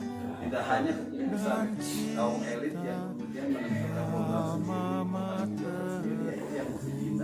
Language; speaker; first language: Indonesian; native; Indonesian